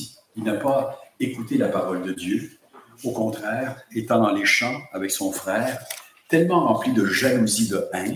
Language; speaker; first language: French; native; French